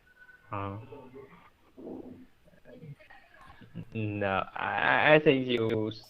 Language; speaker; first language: English; non-native, learner; Vietnamese